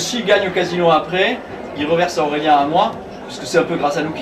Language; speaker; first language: French; native; French